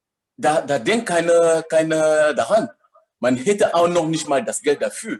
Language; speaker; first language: German; non-native, fluent; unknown